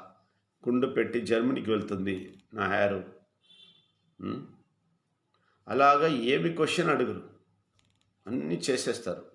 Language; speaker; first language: Telugu; non-native, fluent; Malayalam